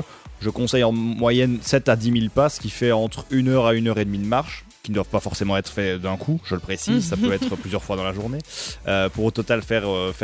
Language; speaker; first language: French; native; French